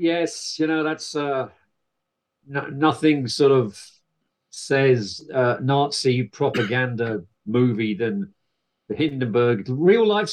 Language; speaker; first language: English; native; English